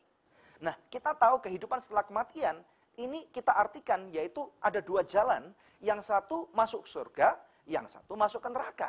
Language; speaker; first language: Indonesian; native; Indonesian